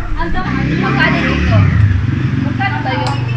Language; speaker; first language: Filipino; non-native, local second language; Cebuano